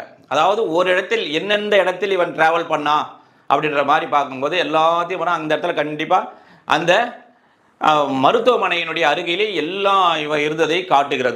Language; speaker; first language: Tamil; native; Tamil